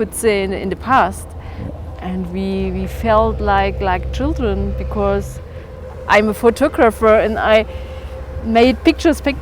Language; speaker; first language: English; non-native, learner; German